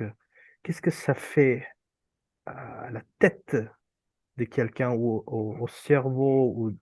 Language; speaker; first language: French; non-native, fluent; Urdu